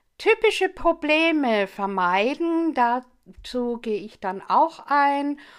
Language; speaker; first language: German; non-native, fluent; English